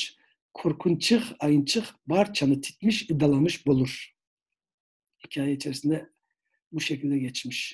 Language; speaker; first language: Turkish; native; Turkish